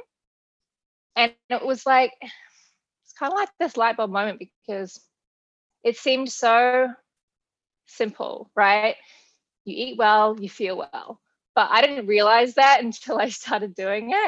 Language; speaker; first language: English; native; English